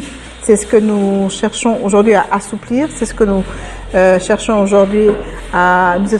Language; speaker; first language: French; non-native, local second language; Wolof